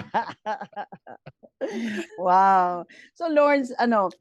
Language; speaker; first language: Filipino; native; Filipino